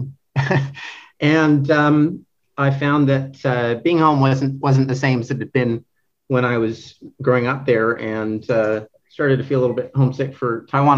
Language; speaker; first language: English; native; English